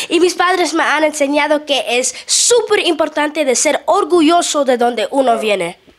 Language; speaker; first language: Spanish; early bilingual, heritage; Spanish